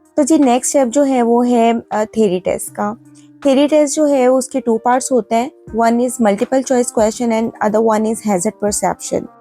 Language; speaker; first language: Urdu; native; Urdu